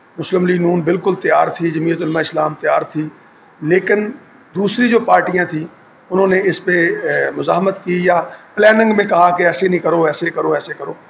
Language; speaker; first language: Urdu; non-native, local second language; Punjabi